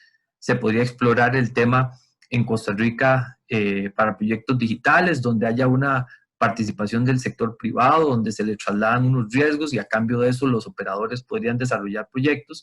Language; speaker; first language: Spanish; native; Spanish